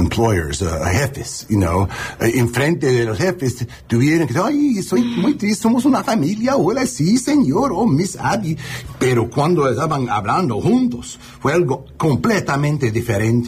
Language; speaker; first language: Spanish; non-native, learner; English